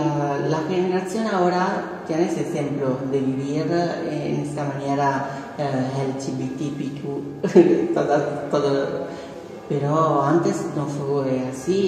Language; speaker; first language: Spanish; non-native, fluent; Italian